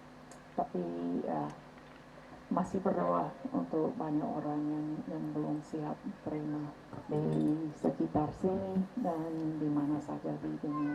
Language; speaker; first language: Indonesian; non-native, fluent; English